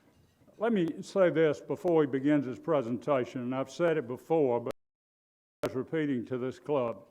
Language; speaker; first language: English; native; English